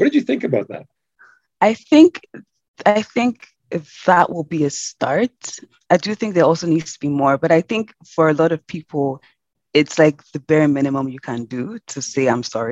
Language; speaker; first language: English; non-native, local second language; Yoruba